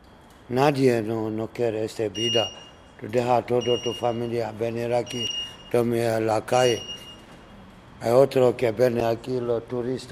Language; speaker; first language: Spanish; non-native, learner; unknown